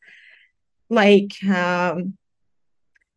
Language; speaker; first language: English; non-native, fluent; Persian